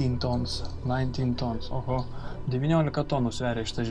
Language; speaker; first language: Lithuanian; native; Lithuanian